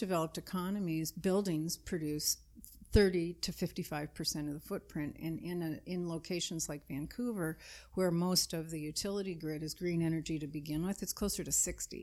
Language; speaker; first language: English; native; English